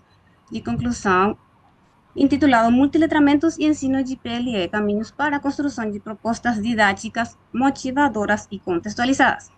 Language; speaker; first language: Portuguese; non-native, fluent; Spanish